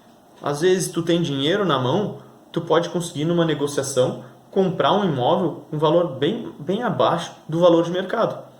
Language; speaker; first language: Portuguese; native; Portuguese